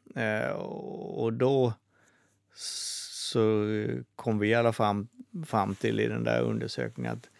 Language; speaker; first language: Swedish; native; Swedish